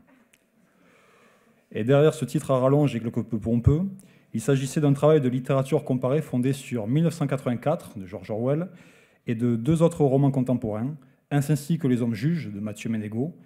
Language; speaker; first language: French; native; French